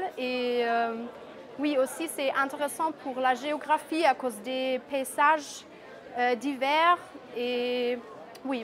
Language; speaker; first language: French; non-native, fluent; German